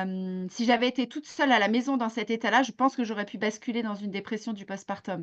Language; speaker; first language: French; native; French